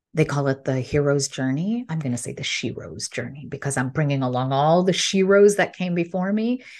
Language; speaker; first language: English; early bilingual, other home language; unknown